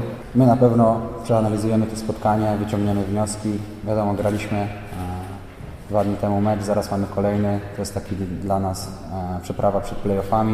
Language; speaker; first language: Polish; native; Polish